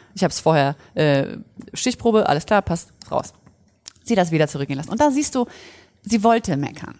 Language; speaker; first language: German; early bilingual, other home language; Polish